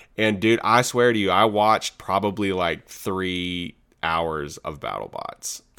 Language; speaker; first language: English; native; English